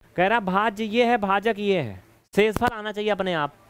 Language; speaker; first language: Hindi; native; Hindi